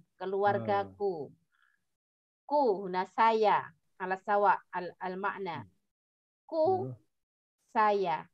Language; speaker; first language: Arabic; non-native, fluent; Indonesian